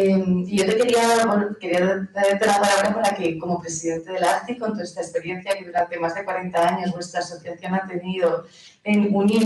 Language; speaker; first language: Spanish; native; Spanish